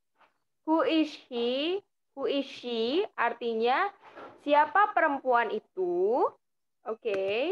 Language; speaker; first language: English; non-native, fluent; Indonesian